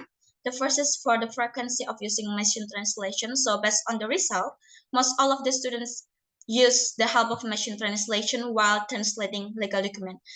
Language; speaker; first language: English; non-native, learner; Indonesian